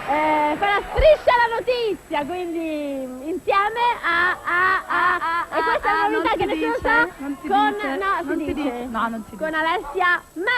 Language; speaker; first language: Italian; native; Italian